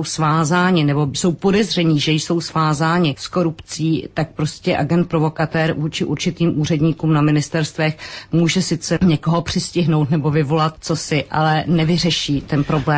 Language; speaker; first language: Czech; native; Czech